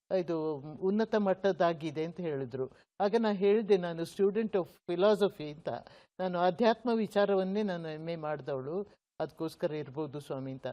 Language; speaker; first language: Kannada; non-native, local second language; Kodava